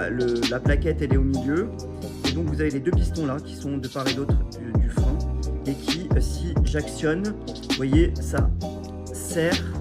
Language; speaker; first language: French; native; French